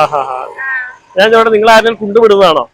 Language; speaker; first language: Malayalam; native; Malayalam